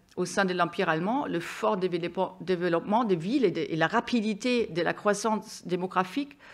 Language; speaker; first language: French; non-native, fluent; German